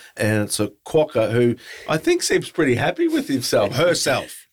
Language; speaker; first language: English; native; English